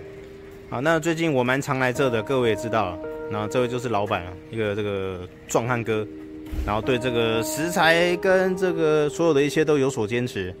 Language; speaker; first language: Chinese; native; Chinese